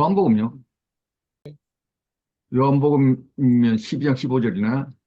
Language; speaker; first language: Korean; native; Korean